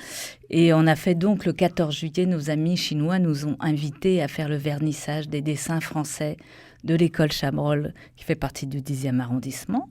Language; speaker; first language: French; native; French